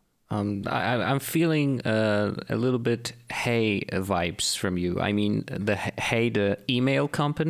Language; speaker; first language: English; non-native, fluent; Polish